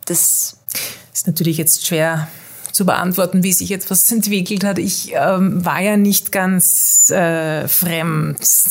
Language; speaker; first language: German; early bilingual, heritage; German